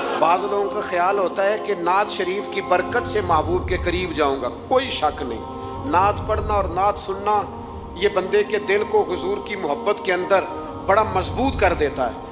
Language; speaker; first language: Urdu; non-native, local second language; Punjabi